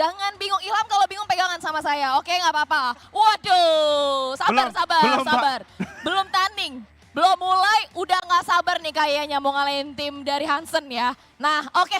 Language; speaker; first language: Indonesian; native; Indonesian